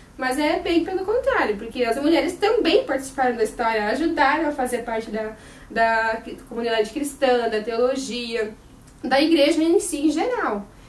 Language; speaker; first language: Portuguese; native; Portuguese